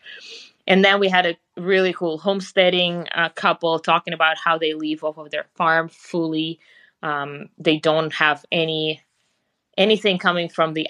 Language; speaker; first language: English; non-native, fluent; Russian